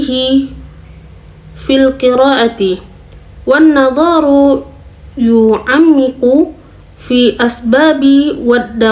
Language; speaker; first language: Arabic; non-native, learner; Indonesian